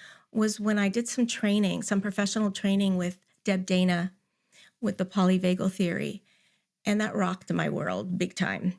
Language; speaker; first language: English; native; English